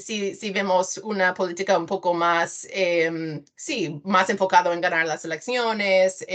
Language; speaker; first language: Spanish; non-native, fluent; English